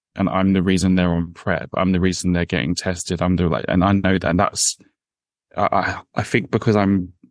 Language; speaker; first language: English; native; English